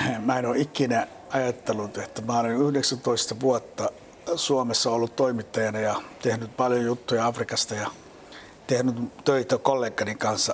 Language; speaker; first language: Finnish; non-native, fluent; Somali